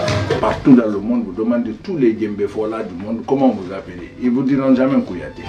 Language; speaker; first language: French; non-native, local second language; Mandingo